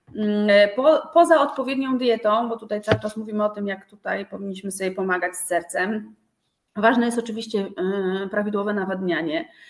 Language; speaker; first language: Polish; native; Polish